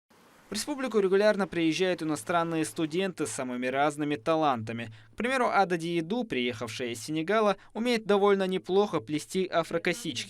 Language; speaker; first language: Russian; native; Russian